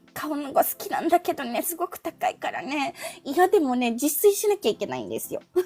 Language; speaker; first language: Japanese; non-native, fluent; Filipino